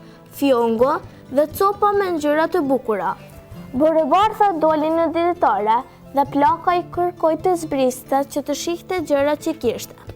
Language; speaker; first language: Albanian; native; Albanian